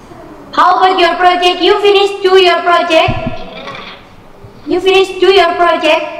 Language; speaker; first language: English; non-native, learner; Indonesian